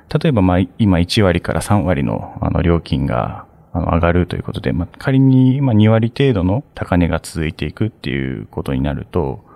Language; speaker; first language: Japanese; native; Japanese